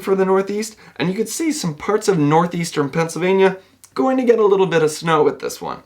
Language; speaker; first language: English; native; English